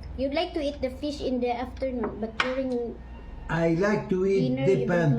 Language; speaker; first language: English; non-native, learner; Cebuano